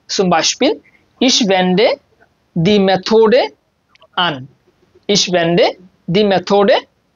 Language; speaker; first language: German; non-native, learner; Bangla